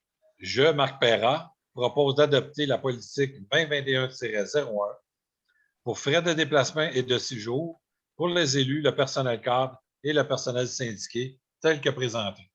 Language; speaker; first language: French; native; French